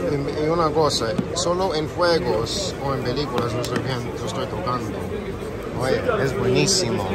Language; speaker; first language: Spanish; early bilingual, heritage; English